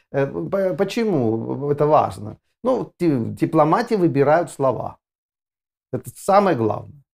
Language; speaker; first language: Russian; non-native, fluent; Estonian